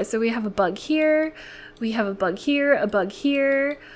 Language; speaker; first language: English; native; English